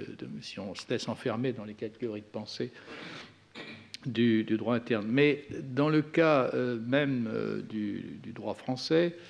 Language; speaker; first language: French; native; French